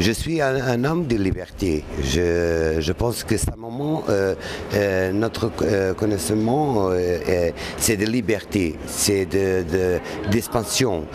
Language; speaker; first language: French; non-native, learner; Portuguese